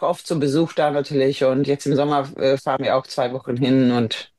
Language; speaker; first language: German; non-native, fluent; Swedish